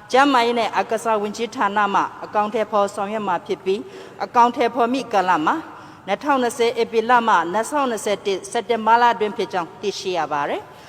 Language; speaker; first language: Burmese; non-native, local second language; Tedim Chin